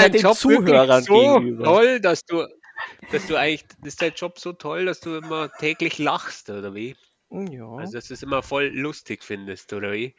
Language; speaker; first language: German; native; German